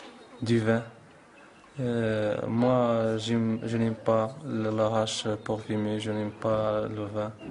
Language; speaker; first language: French; non-native, learner; Arabic